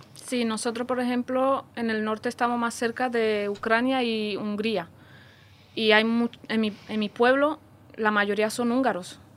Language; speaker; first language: Spanish; non-native, fluent; Romanian